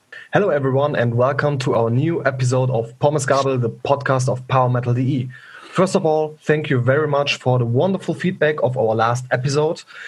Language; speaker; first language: English; non-native, fluent; German